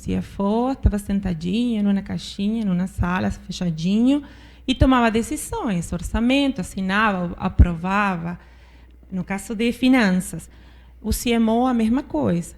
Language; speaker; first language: Portuguese; non-native, fluent; Spanish